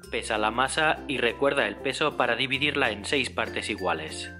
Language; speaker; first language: Spanish; native; Spanish